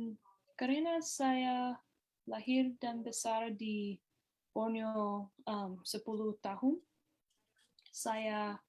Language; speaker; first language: Indonesian; non-native, learner; English